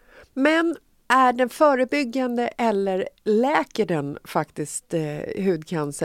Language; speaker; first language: Swedish; native; Swedish